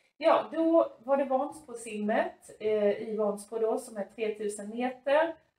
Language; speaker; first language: Swedish; native; Swedish